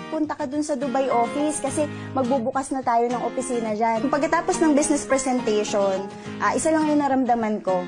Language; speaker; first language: Filipino; native; Filipino